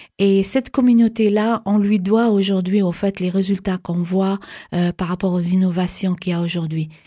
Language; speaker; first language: French; native; French